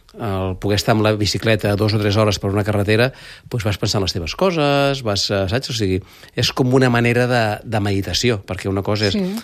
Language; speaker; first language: Catalan; native; Catalan